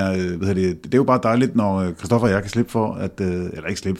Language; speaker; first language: Danish; native; Danish